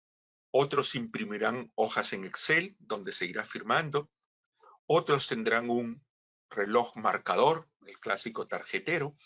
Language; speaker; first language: Spanish; native; Spanish